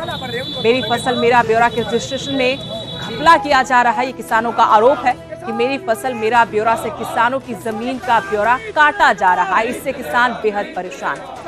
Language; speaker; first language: Hindi; native; Hindi